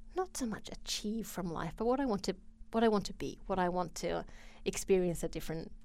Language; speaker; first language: English; non-native, fluent; Finnish